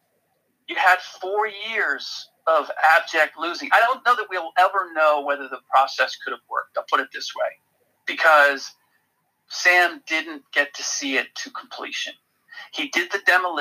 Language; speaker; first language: English; native; English